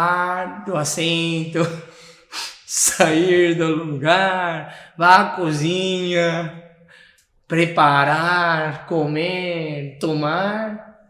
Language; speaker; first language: Portuguese; non-native, fluent; Spanish